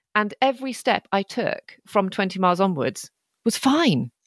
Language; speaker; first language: English; native; English